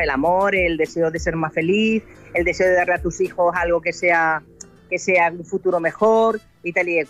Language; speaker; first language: Spanish; native; Spanish